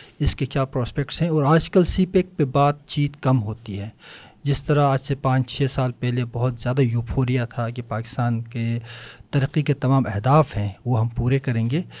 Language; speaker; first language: Urdu; non-native, local second language; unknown